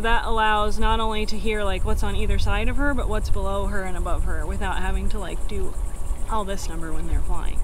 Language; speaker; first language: English; native; English